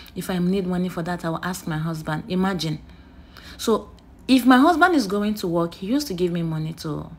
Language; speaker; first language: English; non-native, local second language; Igbo